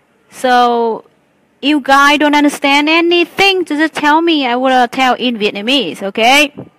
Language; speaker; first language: English; non-native, fluent; Vietnamese